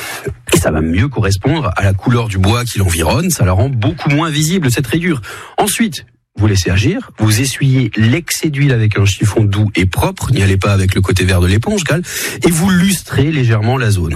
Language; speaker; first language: French; native; French